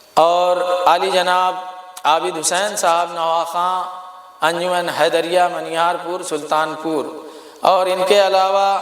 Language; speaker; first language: Urdu; native; Urdu